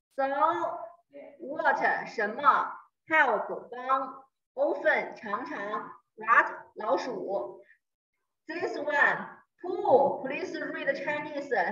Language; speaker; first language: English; non-native, learner; Chinese